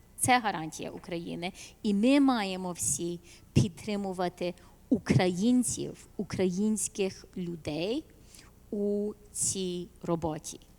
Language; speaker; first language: Ukrainian; early bilingual, heritage; Ukrainian